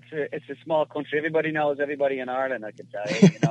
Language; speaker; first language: English; native; English